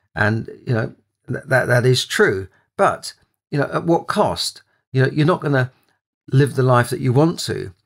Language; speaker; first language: English; native; English